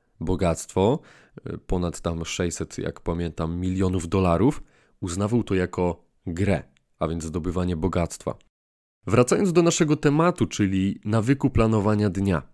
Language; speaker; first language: Polish; native; Polish